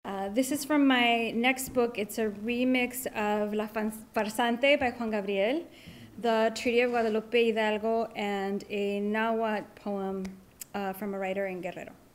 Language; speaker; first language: English; early bilingual, other home language; Spanish